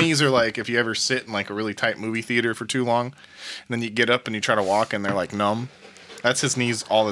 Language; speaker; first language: English; native; English